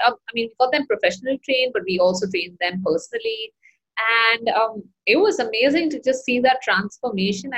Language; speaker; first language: English; non-native, local second language; Hindi